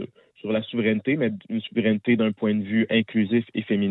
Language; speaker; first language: French; native; French